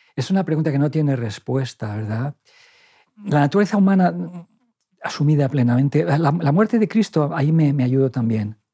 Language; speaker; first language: Spanish; native; Spanish